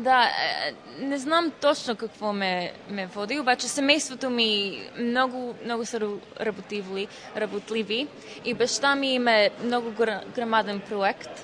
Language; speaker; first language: Bulgarian; early bilingual, heritage; Bulgarian